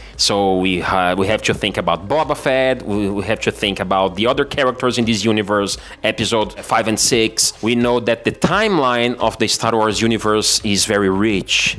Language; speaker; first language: English; non-native, fluent; Portuguese